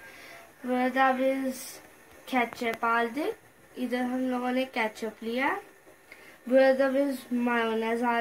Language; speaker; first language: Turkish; non-native, learner; Urdu